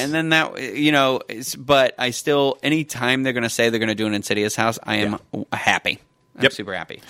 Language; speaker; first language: English; native; English